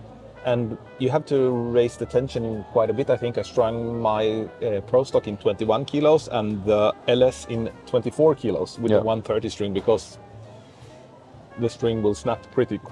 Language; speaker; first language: English; non-native, fluent; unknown